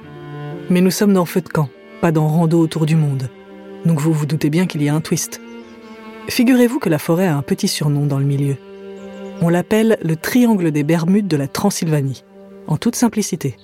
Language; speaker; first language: French; native; French